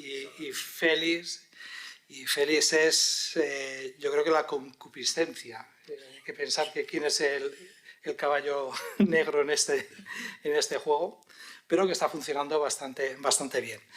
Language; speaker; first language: Spanish; native; Spanish